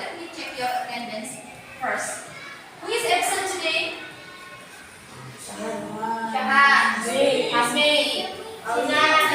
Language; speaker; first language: English; non-native, local second language; Indonesian